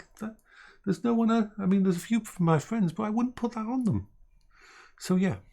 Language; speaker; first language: English; native; English